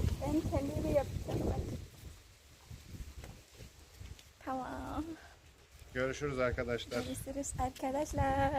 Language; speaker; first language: Turkish; non-native, learner; Indonesian